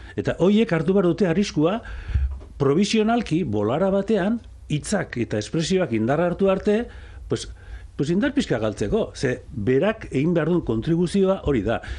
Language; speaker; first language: Basque; native; Basque